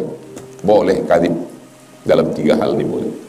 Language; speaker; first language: Indonesian; native; Indonesian